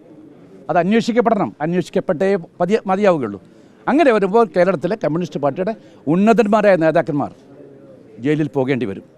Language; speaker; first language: Malayalam; native; Malayalam